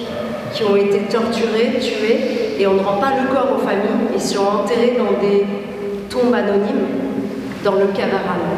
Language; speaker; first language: French; native; French